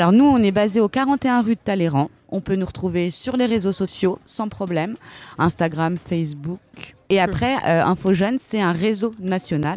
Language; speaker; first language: French; native; French